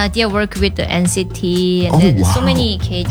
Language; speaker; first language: English; non-native, learner; Korean